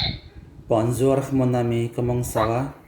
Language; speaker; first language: French; non-native, learner; Indonesian